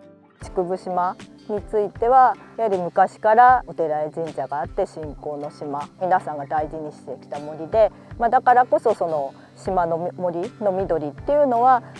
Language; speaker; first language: Japanese; native; Japanese